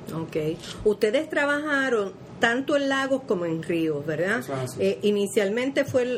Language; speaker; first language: Spanish; native; Spanish